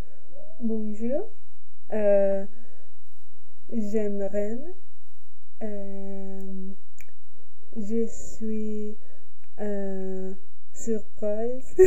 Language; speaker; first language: French; non-native, learner; English